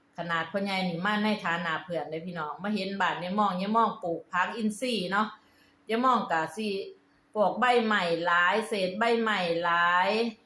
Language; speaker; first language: Thai; native; Thai